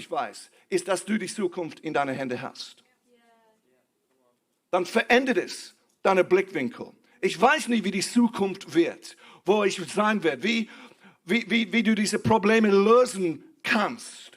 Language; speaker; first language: German; non-native, fluent; English